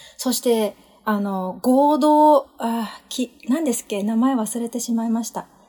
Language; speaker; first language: Japanese; native; Japanese